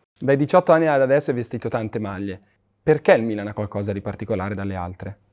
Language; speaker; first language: Italian; native; Italian